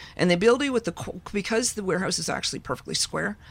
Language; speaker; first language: English; native; English